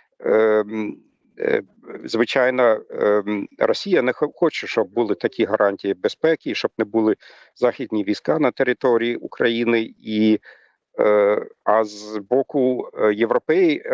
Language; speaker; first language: Ukrainian; non-native, fluent; German